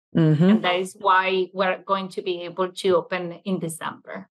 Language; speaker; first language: English; non-native, fluent; Italian